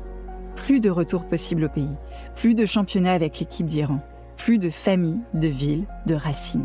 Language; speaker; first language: French; native; French